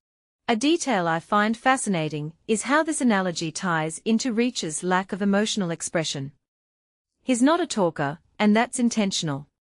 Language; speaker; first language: English; native; English